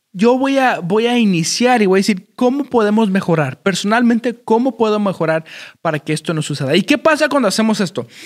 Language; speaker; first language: Spanish; early bilingual, heritage; Spanish